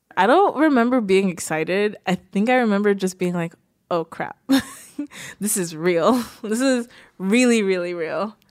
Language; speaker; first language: English; native; English